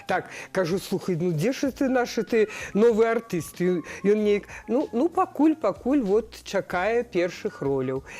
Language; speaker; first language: Belarusian; native; Belarusian